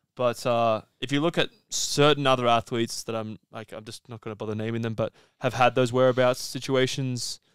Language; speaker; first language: English; native; English